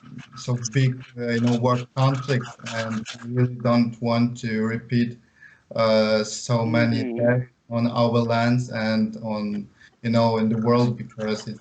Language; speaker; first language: English; non-native, learner; Ukrainian